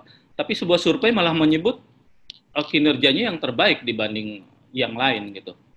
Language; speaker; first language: Indonesian; native; Indonesian